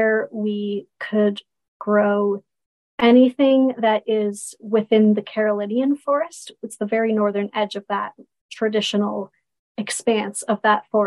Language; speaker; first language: English; native; English